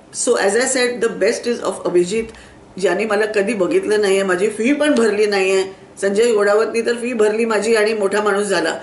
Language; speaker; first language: Marathi; non-native, local second language; Sindhi